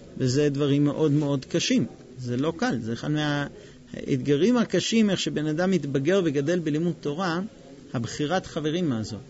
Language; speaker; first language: Hebrew; non-native, fluent; English